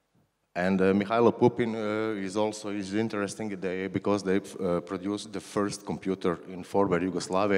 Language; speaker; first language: English; non-native, learner; Croatian